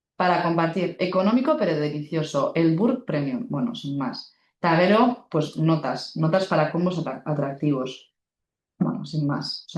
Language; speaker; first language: Spanish; non-native, local second language; Basque